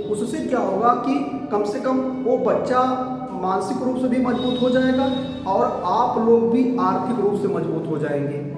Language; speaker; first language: Hindi; native; Hindi